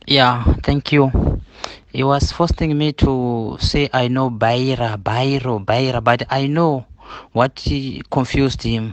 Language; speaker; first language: English; non-native, learner; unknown